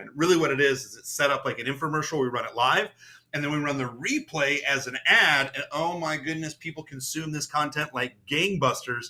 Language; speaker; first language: English; native; English